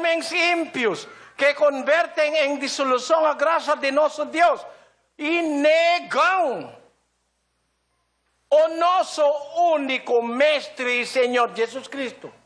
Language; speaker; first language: Portuguese; non-native, learner; Filipino